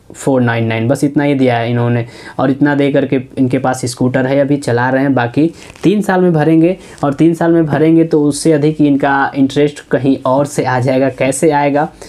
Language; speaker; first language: Hindi; native; Hindi